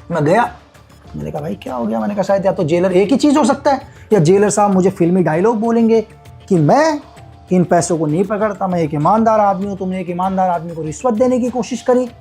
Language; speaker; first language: Hindi; native; Hindi